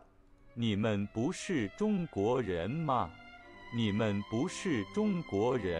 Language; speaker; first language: Chinese; non-native, learner; English